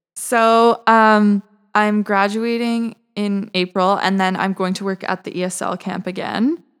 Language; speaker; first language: English; native; English